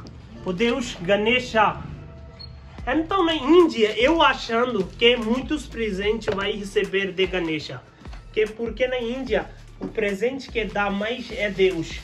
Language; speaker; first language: Portuguese; non-native, learner; Hindi